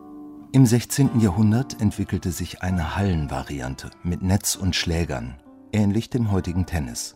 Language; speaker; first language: German; native; German